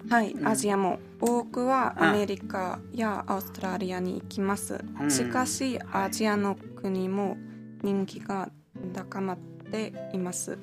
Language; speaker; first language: Japanese; non-native, learner; German